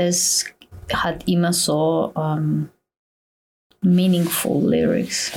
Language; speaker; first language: German; non-native, learner; Slovenian